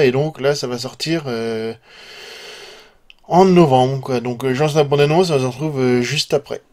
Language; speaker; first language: French; native; French